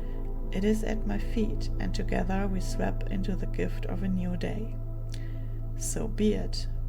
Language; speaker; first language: English; non-native, fluent; German